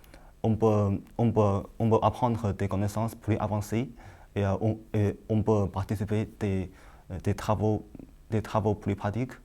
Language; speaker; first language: French; non-native, learner; Chinese